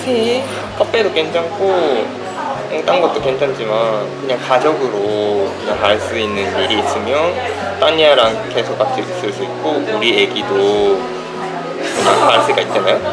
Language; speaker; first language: Korean; non-native, fluent; Japanese